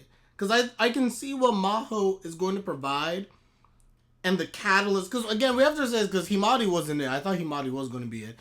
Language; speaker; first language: English; native; English